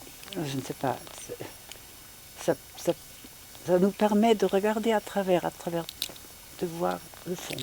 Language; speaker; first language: French; non-native, fluent; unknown